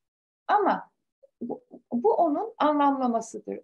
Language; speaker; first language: Turkish; native; Turkish